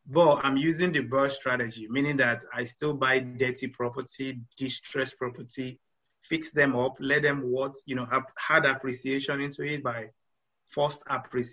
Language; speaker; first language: English; non-native, local second language; Yoruba